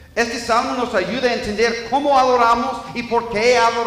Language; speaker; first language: Spanish; non-native, fluent; English